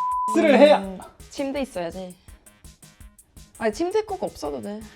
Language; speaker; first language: Korean; non-native, learner; Swedish